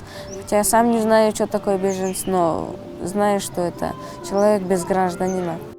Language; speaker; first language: Russian; early bilingual, other home language; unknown